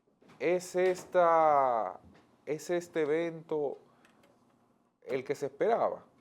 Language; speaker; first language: Spanish; native; Spanish